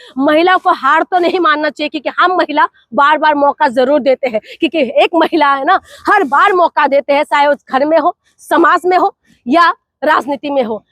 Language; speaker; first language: Hindi; non-native, local second language; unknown